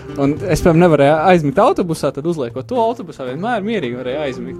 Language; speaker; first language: Latvian; native; Latvian